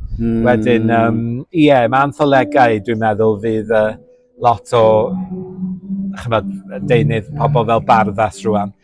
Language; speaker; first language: Welsh; native; Welsh